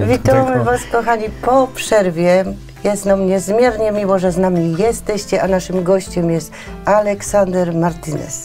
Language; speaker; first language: Polish; native; Polish